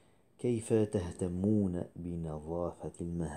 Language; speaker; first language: Arabic; non-native, fluent; French